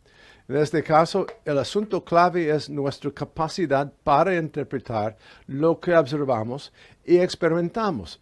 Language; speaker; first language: Spanish; non-native, fluent; English